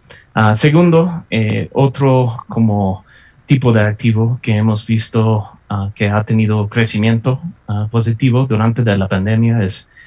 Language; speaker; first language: Spanish; non-native, fluent; English